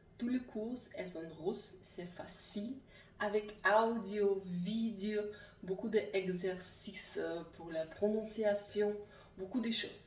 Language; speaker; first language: French; non-native, learner; Russian